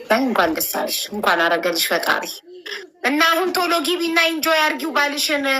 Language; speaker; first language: Amharic; native; Amharic